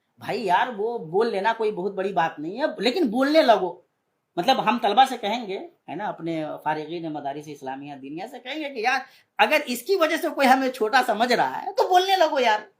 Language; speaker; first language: Urdu; native; Urdu